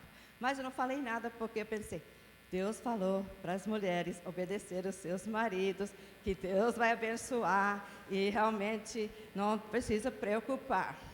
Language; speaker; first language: Portuguese; non-native, fluent; English